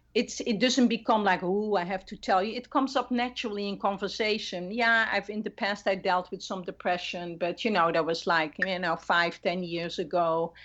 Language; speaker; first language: English; non-native, fluent; Dutch